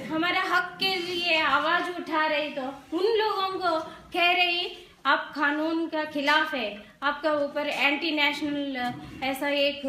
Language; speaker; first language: Hindi; non-native, fluent; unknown